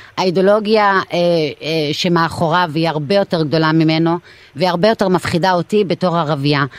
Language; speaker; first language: Hebrew; non-native, local second language; Arabic